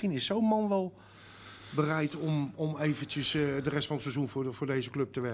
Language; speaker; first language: Dutch; native; Dutch